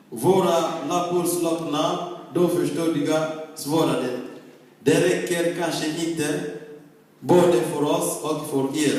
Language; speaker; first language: Swedish; non-native, fluent; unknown